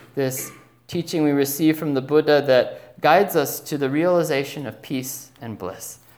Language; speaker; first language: English; native; English